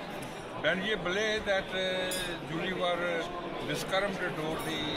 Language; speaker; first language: Dutch; non-native, learner; Punjabi